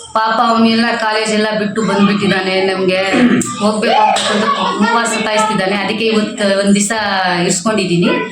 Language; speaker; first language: Kannada; non-native, local second language; Lambadi